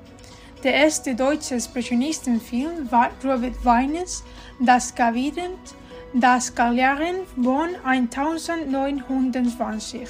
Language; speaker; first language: German; non-native, learner; Spanish